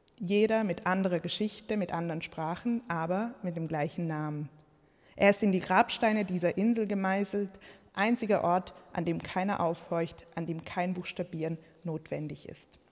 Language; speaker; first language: German; early bilingual, other home language; Croatian